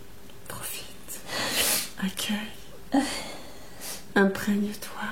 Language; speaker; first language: French; native; French